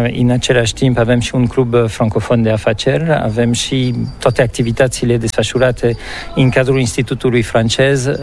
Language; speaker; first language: Romanian; non-native, fluent; French